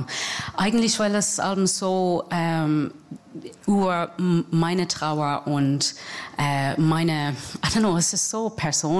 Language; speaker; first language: German; non-native, learner; English